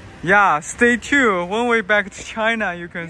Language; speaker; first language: English; non-native, learner; Chinese